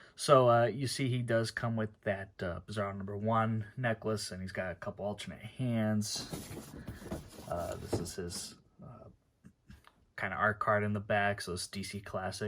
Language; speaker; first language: English; native; English